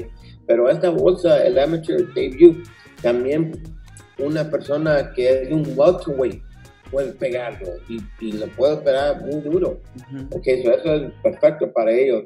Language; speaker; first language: Spanish; early bilingual, heritage; Spanish